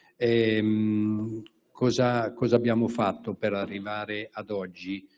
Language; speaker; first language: Italian; native; Italian